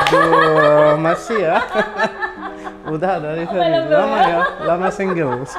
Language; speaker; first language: Indonesian; non-native, learner; Arabic